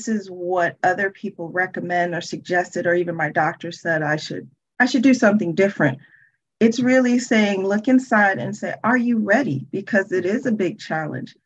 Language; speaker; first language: English; native; English